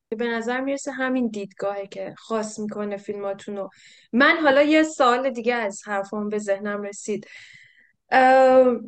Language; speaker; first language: Persian; native; Persian